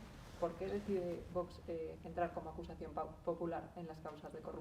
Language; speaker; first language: Spanish; native; Spanish